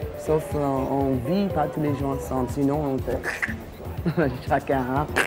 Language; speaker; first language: French; non-native, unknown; English